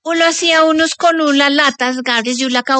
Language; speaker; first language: Spanish; native; Spanish